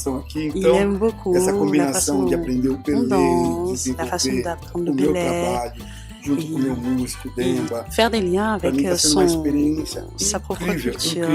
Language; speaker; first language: French; non-native, fluent; Portuguese